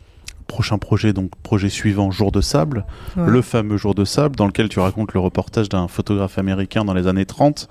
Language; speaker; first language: French; native; French